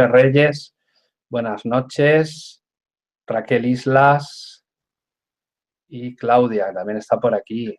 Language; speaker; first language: Spanish; native; Spanish